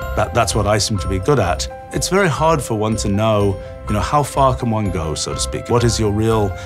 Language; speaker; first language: English; native; English